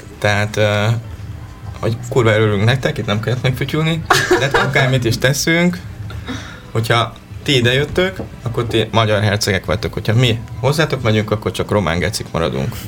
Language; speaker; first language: Hungarian; native; Hungarian